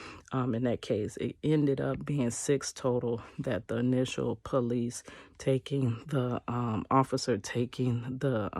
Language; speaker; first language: English; native; English